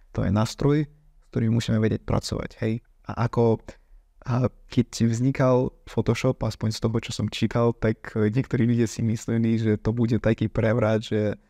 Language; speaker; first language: Slovak; non-native, fluent; Ukrainian